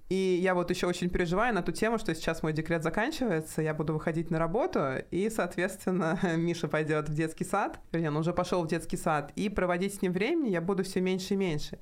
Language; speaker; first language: Russian; native; Russian